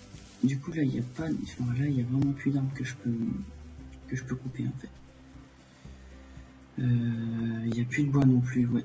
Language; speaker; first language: French; native; French